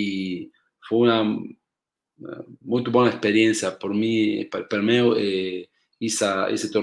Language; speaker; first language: Portuguese; non-native, learner; Spanish